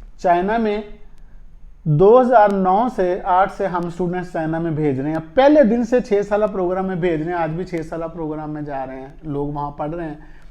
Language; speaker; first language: Urdu; non-native, local second language; Punjabi